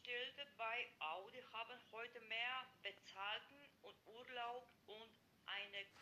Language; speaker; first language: German; non-native, learner; Macedonian